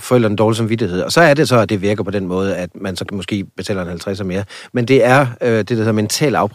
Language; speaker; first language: Danish; native; Danish